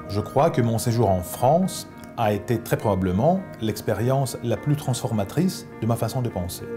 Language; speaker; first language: French; non-native, fluent; Greek